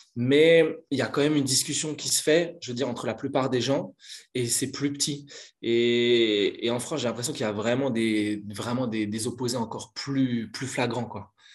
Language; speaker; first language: French; native; French